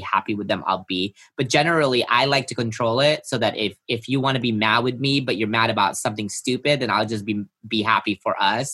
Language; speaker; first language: English; non-native, local second language; Filipino